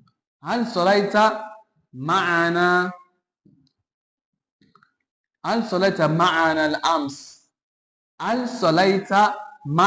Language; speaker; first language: Arabic; non-native, fluent; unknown